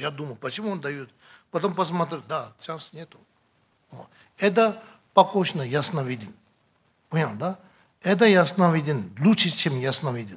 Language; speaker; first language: Russian; non-native, learner; Tibetan